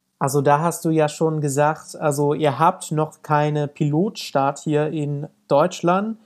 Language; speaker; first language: German; non-native, fluent; English